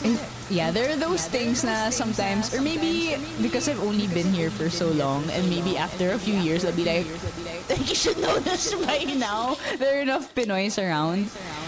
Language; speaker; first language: English; non-native, local second language; Filipino